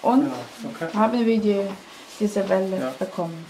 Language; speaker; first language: German; non-native, learner; Russian